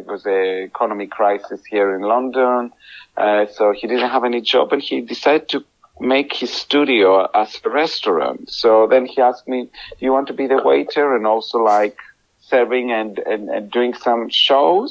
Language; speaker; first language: English; non-native, fluent; Greek